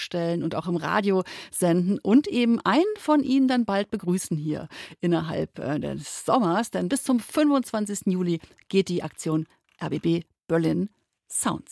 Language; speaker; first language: German; native; German